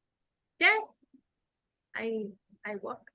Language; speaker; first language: English; non-native, learner; Spanish